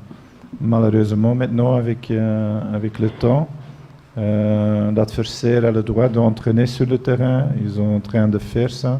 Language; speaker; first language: French; non-native, fluent; Dutch